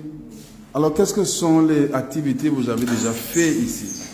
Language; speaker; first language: French; non-native, local second language; English